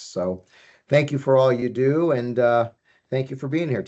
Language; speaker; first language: English; native; English